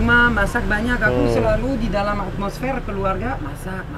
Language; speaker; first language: Indonesian; non-native, fluent; French